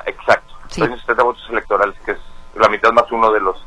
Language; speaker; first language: Spanish; native; Spanish